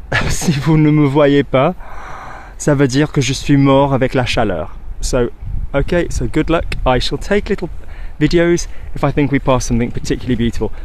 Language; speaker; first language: French; non-native, fluent; English